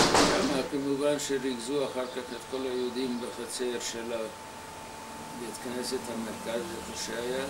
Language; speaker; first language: Hebrew; non-native, fluent; Hungarian